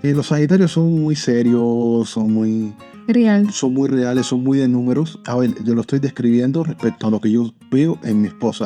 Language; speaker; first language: Spanish; native; Spanish